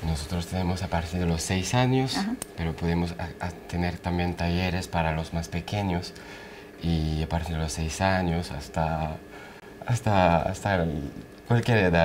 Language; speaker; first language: Spanish; non-native, fluent; French